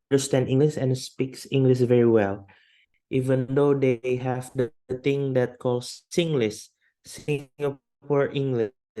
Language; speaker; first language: English; non-native, fluent; Indonesian